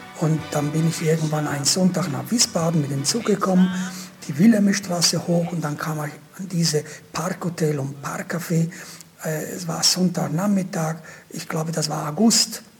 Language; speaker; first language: German; non-native, fluent; Italian